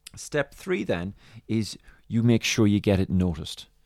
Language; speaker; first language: English; native; English